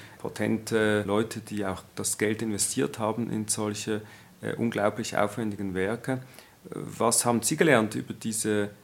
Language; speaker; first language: German; native; German